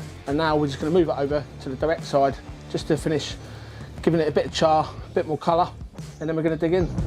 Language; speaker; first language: English; native; English